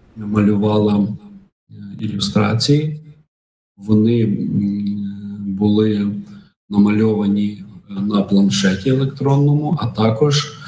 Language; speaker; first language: Ukrainian; native; Ukrainian